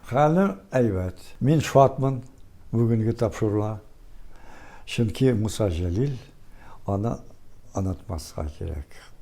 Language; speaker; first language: Tatar; early bilingual, heritage; Tatar